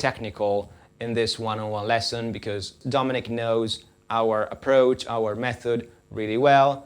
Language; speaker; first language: English; non-native, fluent; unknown